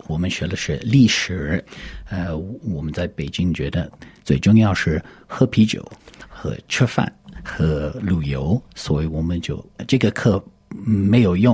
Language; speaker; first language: Chinese; non-native, fluent; English